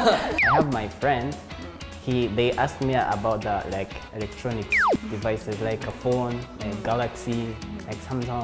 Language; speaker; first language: English; non-native, local second language; Kinyarwanda